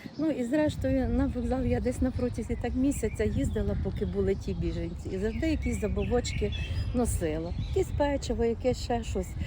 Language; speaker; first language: Ukrainian; native; Ukrainian